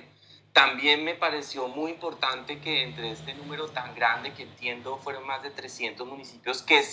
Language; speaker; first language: Spanish; native; Spanish